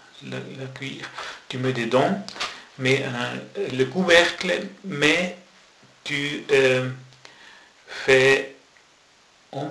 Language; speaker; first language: French; non-native, local second language; German